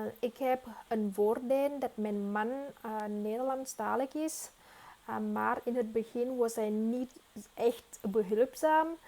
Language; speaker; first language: Dutch; non-native, fluent; Vietnamese